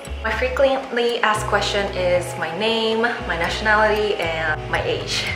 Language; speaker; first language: English; non-native, fluent; Japanese